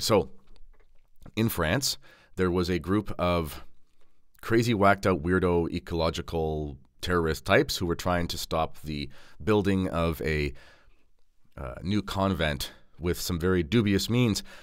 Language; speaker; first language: English; native; English